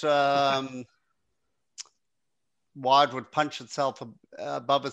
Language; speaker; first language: English; native; English